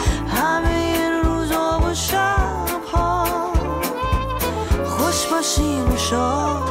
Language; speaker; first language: Persian; early bilingual, heritage; Persian